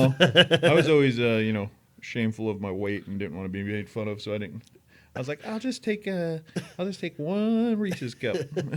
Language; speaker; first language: English; native; English